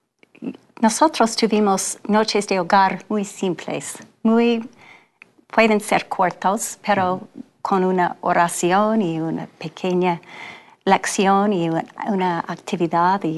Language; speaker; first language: Spanish; non-native, learner; English